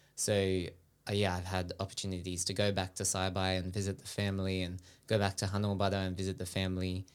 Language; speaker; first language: English; native; English